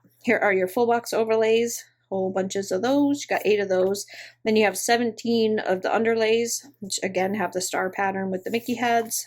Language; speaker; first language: English; native; English